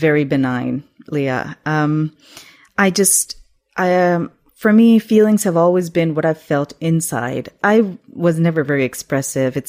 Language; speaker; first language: English; non-native, local second language; Urdu